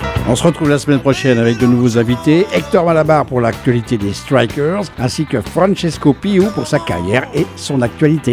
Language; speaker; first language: French; native; French